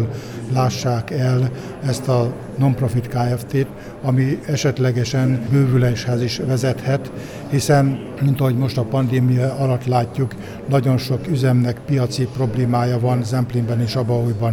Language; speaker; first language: Hungarian; native; Hungarian